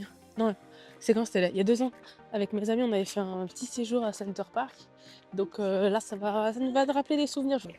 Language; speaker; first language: French; native; French